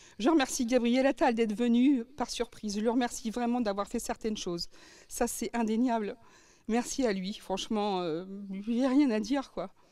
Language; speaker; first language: French; native; French